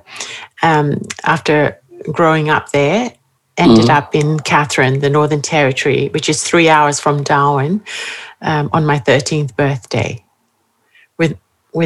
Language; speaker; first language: English; native; English